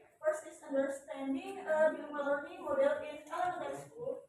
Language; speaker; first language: English; non-native, learner; Indonesian